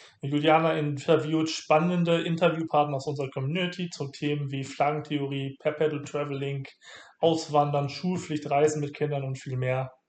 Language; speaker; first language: German; native; German